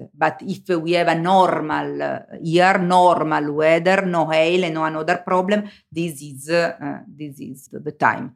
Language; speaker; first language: English; non-native, learner; Italian